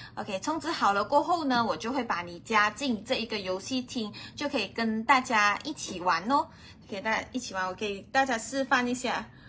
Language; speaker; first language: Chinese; native; Chinese